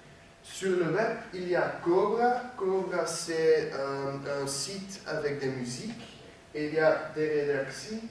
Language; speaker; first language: French; non-native, learner; Dutch